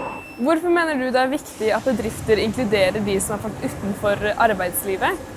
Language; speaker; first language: Norwegian; native; Norwegian